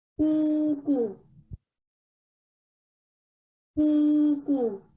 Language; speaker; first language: Chinese; non-native, fluent; Thai